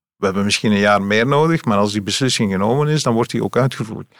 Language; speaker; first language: Dutch; native; Dutch